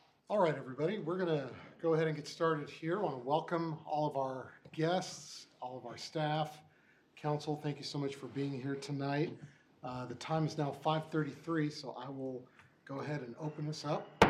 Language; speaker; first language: English; native; English